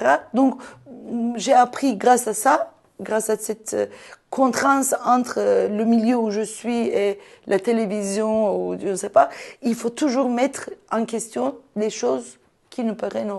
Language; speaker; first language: French; non-native, fluent; Turkish